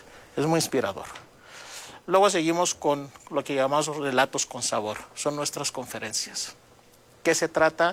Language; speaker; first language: Spanish; native; Spanish